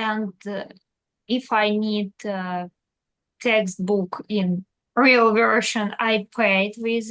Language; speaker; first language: English; non-native, learner; Russian